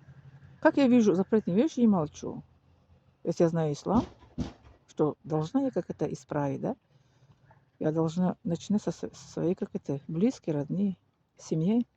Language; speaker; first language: Russian; non-native, learner; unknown